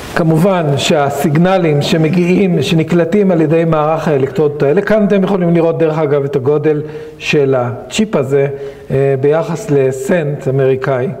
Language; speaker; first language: Hebrew; native; Hebrew